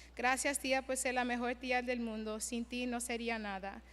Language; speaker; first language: Spanish; early bilingual, heritage; Spanish